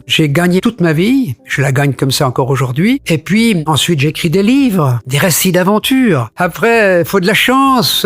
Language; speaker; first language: French; native; French